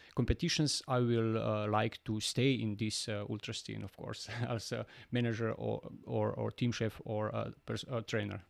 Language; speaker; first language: English; non-native, learner; Bosnian